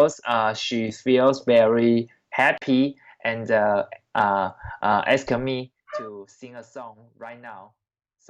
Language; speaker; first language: English; non-native, learner; Chinese